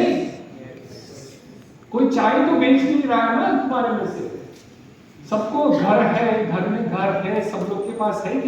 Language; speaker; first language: Hindi; non-native, local second language; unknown